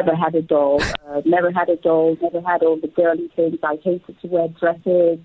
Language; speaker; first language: English; non-native, local second language; Krio